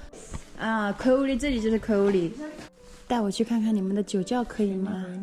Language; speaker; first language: Chinese; native; Chinese